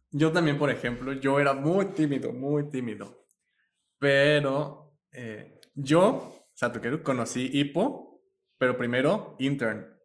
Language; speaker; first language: Spanish; native; Spanish